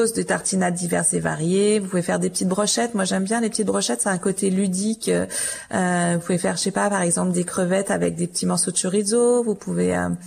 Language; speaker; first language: French; native; French